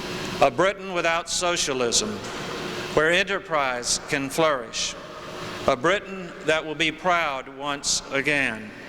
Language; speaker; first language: English; native; English